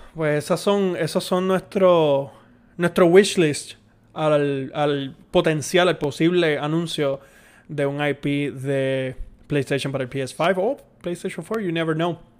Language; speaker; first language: Spanish; native; Spanish